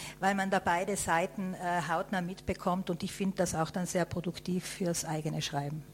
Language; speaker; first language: German; native; German